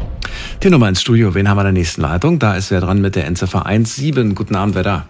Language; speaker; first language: German; native; German